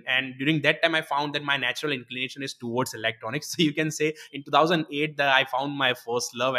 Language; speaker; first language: English; non-native, local second language; Gujarati